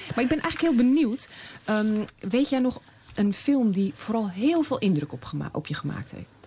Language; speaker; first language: Dutch; native; Dutch